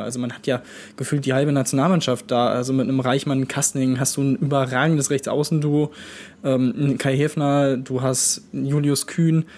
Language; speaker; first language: German; native; German